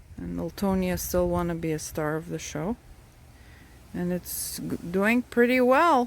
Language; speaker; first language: English; non-native, fluent; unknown